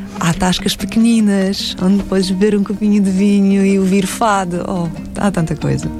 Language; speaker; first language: Portuguese; non-native, fluent; Russian